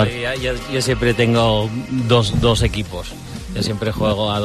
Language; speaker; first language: Spanish; non-native, fluent; Dutch